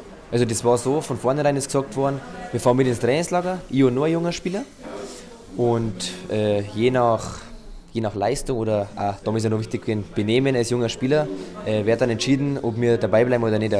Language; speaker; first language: German; native; German